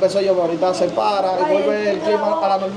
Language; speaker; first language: Spanish; native; Spanish